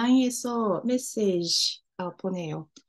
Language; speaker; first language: Korean; non-native, learner; Japanese